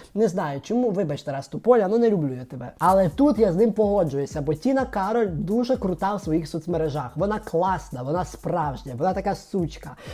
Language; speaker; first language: Ukrainian; native; Ukrainian